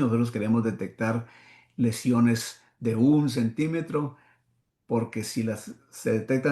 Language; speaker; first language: Spanish; native; Spanish